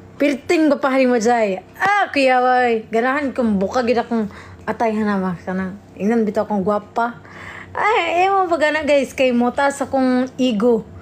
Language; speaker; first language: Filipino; non-native, local second language; Cebuano